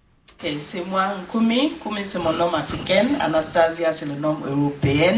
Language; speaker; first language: French; non-native, learner; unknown